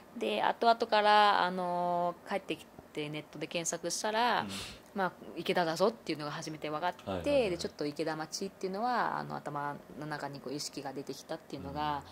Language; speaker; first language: Japanese; non-native, fluent; Vietnamese